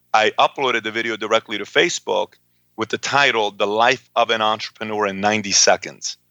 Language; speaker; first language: English; early bilingual, other home language; Persian